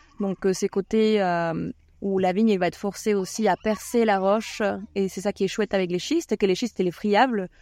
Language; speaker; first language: French; non-native, fluent; Spanish